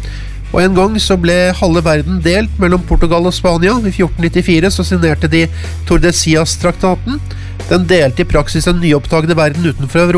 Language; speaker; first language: Norwegian; native; Norwegian